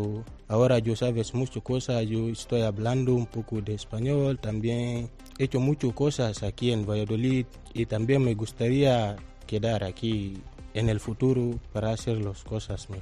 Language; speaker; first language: Spanish; non-native, learner; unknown